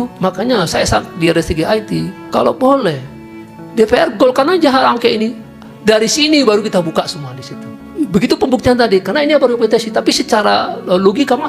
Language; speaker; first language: Indonesian; native; Indonesian